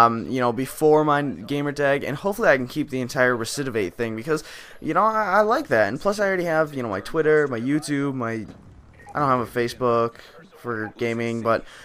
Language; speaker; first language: English; native; English